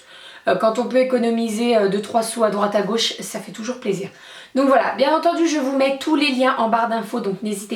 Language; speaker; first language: French; native; French